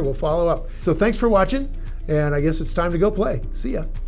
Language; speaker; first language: English; native; English